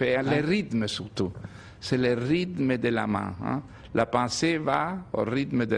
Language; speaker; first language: French; non-native, fluent; Spanish